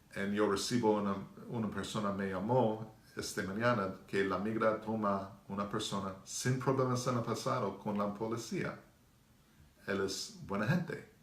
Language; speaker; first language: Spanish; non-native, learner; English